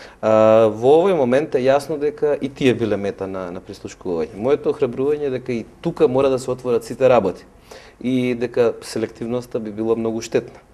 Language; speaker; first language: Macedonian; native; Macedonian